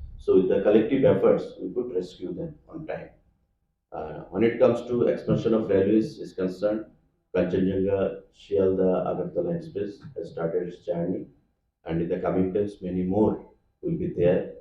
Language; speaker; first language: English; non-native, local second language; Bangla